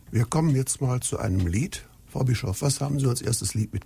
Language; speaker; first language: German; native; German